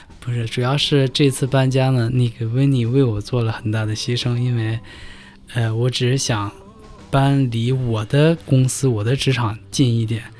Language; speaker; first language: Chinese; native; Chinese